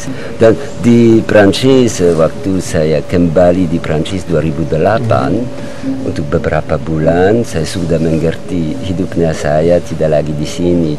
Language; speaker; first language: Indonesian; non-native, learner; French